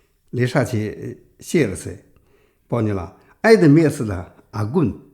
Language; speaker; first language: Russian; non-native, learner; Chinese